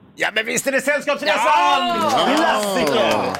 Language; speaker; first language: Swedish; native; Swedish